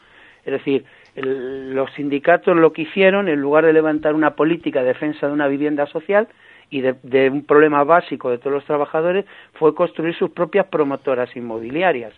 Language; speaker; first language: Spanish; native; Spanish